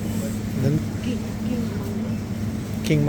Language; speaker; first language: English; non-native, learner; Filipino